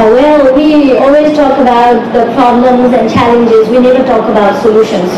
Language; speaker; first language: English; non-native, local second language; Nepali